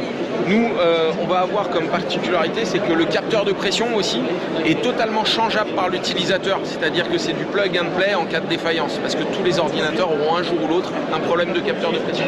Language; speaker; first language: French; native; French